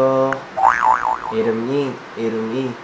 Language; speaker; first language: Korean; non-native, learner; Filipino